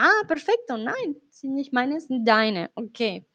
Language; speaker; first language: German; non-native, fluent; Spanish